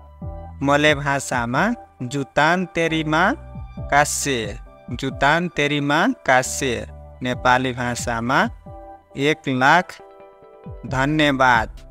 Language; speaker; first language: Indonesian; non-native, learner; Nepali